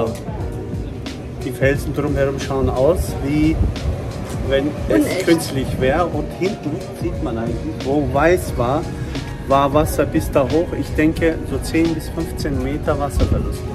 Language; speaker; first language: German; early bilingual, other home language; Turkish